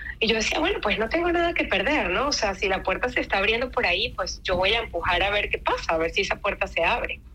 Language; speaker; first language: Spanish; native; Spanish